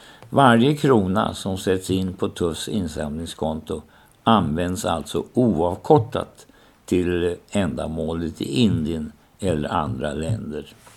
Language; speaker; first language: Swedish; native; Swedish